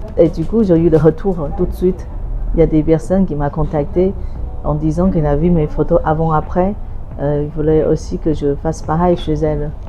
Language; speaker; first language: French; non-native, fluent; Chinese